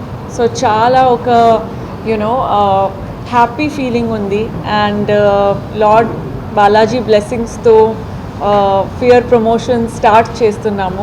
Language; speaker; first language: Telugu; non-native, fluent; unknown